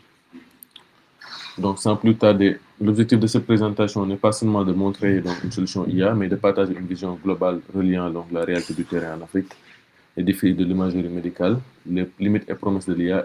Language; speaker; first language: French; non-native, local second language; Wolof